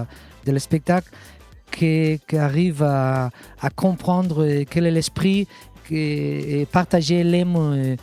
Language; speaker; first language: French; non-native, fluent; Catalan